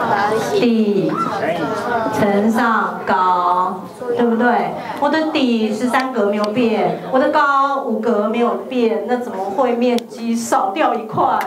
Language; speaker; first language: Chinese; native; Chinese